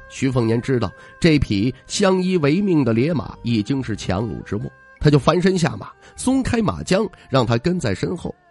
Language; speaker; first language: Chinese; native; Chinese